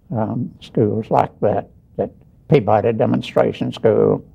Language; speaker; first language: English; native; English